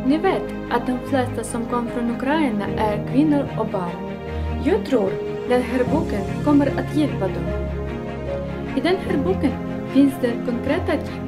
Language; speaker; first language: Swedish; non-native, fluent; Ukrainian